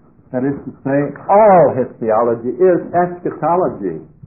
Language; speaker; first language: English; non-native, fluent; Dutch